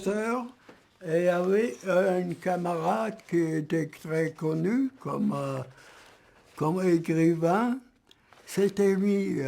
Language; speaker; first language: French; early bilingual, other home language; German